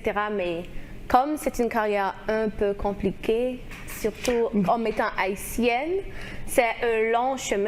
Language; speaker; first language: French; non-native, local second language; Haitian Creole